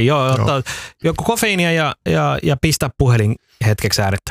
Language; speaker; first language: Finnish; early bilingual, other home language; Somali